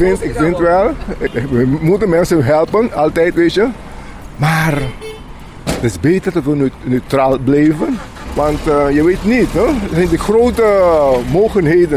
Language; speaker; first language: Dutch; non-native, local second language; Papiamento